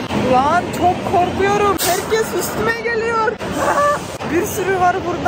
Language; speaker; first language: Turkish; non-native, fluent; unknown